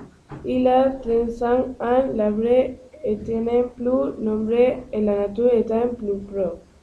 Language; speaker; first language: French; non-native, learner; Spanish